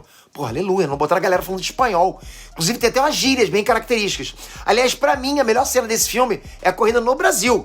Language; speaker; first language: Portuguese; native; Portuguese